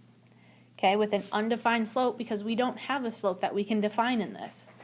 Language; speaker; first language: English; native; English